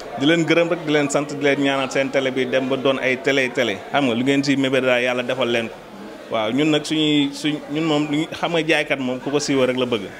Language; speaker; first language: Wolof; native; Wolof